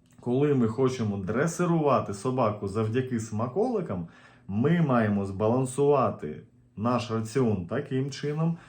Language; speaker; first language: Ukrainian; native; Ukrainian